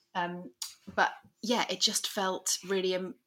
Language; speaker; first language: English; native; English